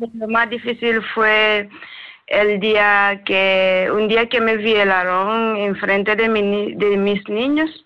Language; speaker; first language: Spanish; non-native, learner; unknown